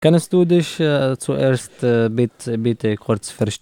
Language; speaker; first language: German; non-native, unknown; Arabic